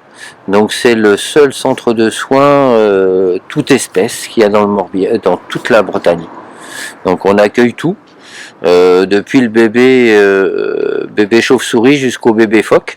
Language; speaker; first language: French; native; French